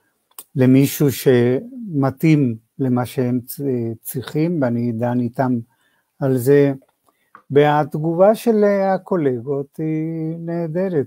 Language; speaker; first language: Hebrew; non-native, fluent; Spanish